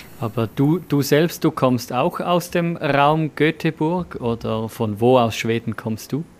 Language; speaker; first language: German; native; German